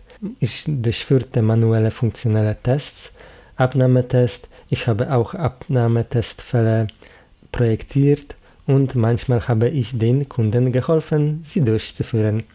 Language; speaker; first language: German; non-native, fluent; Polish